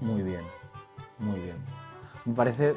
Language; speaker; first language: Spanish; native; Spanish